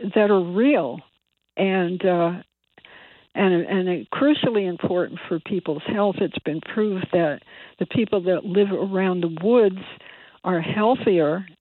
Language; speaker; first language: English; native; English